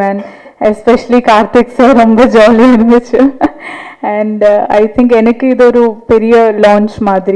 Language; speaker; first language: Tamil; non-native, learner; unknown